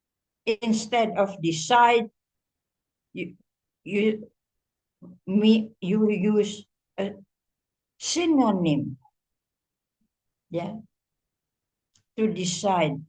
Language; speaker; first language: English; non-native, fluent; Indonesian